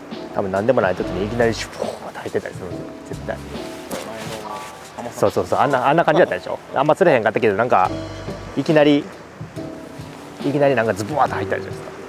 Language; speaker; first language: Japanese; native; Japanese